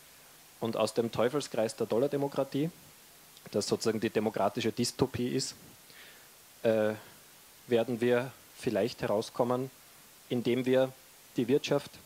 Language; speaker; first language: German; native; German